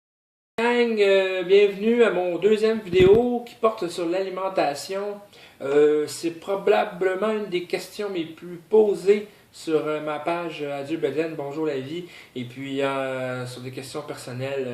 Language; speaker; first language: French; native; French